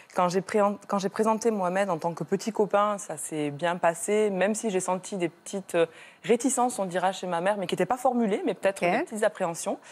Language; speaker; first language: French; native; French